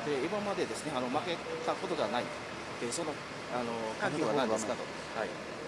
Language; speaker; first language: Japanese; non-native, learner; Indonesian